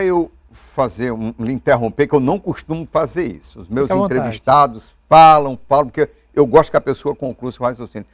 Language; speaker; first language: Portuguese; native; Portuguese